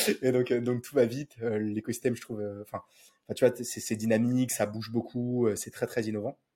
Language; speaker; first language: French; native; French